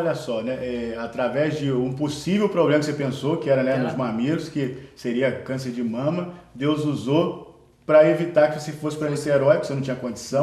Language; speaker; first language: Portuguese; native; Portuguese